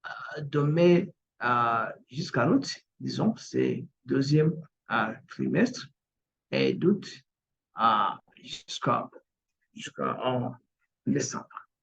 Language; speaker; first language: French; non-native, local second language; Kinyarwanda